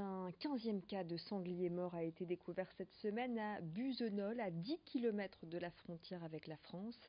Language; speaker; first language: French; native; French